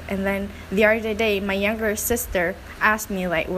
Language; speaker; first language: English; non-native, local second language; Malay